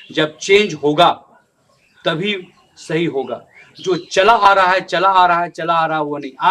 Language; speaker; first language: Hindi; non-native, local second language; Bangla